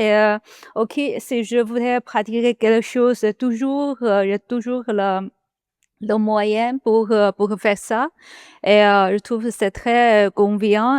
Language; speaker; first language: French; non-native, learner; Chinese